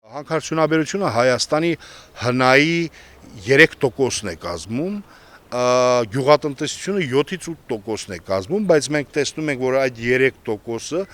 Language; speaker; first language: Armenian; native; Armenian